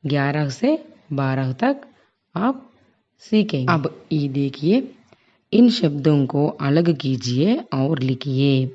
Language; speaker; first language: Hindi; non-native, local second language; Telugu